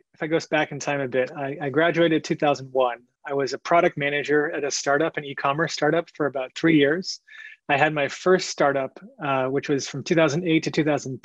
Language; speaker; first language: English; native; English